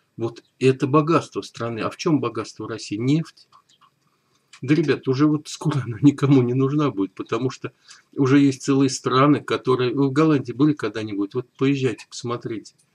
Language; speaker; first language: Russian; native; Russian